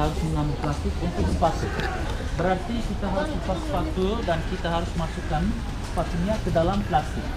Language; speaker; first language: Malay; non-native, fluent; Turkish